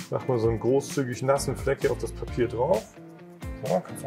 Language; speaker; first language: German; native; German